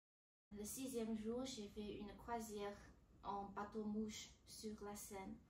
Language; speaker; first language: French; non-native, learner; Chinese